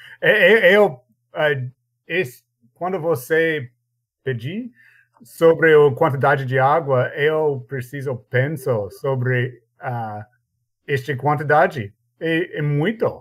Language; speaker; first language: Portuguese; non-native, learner; English